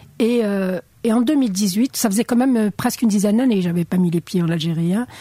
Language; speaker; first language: French; non-native, local second language; Arabic